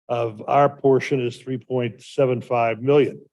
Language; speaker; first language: English; native; English